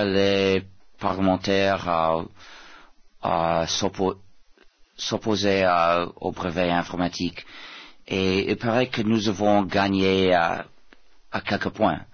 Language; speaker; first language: French; non-native, fluent; English